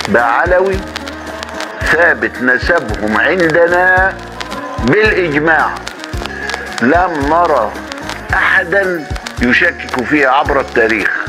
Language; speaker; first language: Arabic; native; Arabic